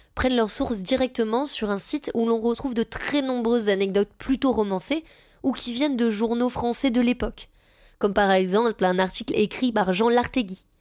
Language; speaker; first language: French; native; French